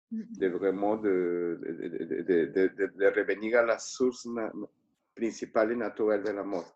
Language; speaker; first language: French; non-native, learner; Spanish